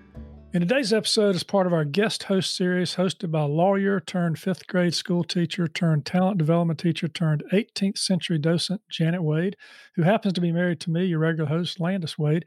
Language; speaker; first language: English; native; English